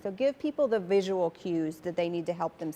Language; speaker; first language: English; native; English